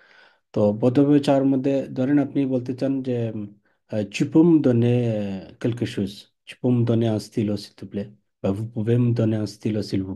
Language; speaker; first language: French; non-native, fluent; Bangla